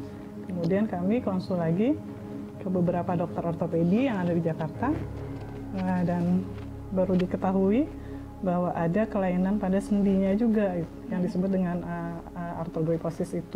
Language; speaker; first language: Indonesian; native; Indonesian